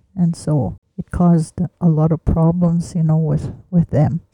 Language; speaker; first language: English; native; English